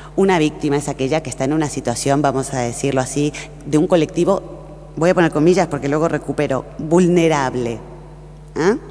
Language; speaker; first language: Spanish; native; Spanish